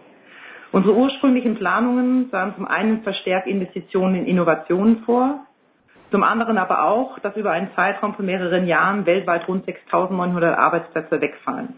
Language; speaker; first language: German; native; German